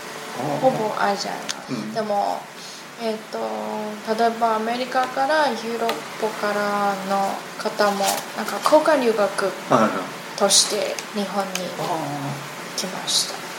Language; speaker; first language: Japanese; non-native, learner; Chinese